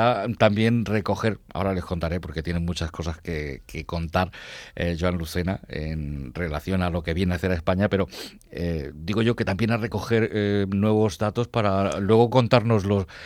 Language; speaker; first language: Spanish; native; Spanish